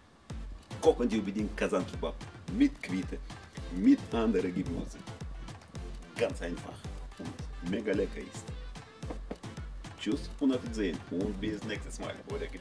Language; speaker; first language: German; non-native, learner; Russian